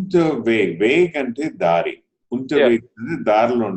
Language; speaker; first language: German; non-native, fluent; Telugu